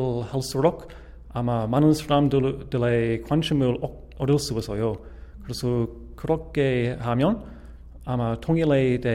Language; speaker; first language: Korean; non-native, fluent; English